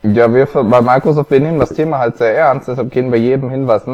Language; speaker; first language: German; native; German